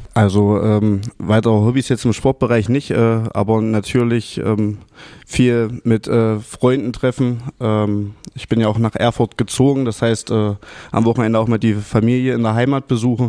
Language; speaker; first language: German; native; German